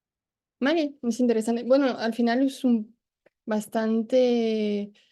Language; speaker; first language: Spanish; non-native, fluent; French